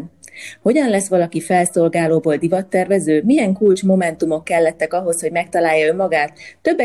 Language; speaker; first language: Hungarian; native; Hungarian